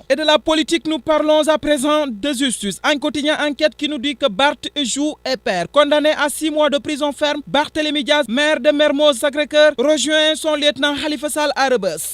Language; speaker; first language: French; non-native, local second language; Wolof